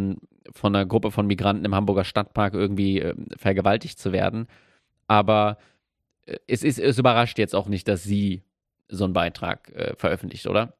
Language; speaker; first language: German; native; German